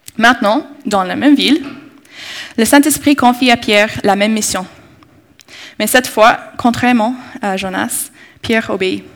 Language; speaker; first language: French; non-native, fluent; English